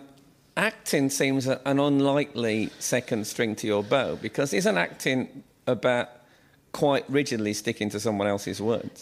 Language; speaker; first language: English; native; English